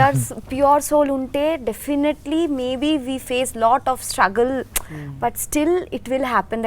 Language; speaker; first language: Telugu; non-native, learner; Bangla